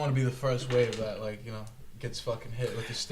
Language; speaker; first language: English; native; English